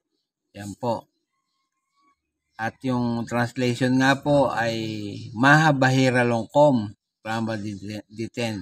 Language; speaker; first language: Filipino; native; Filipino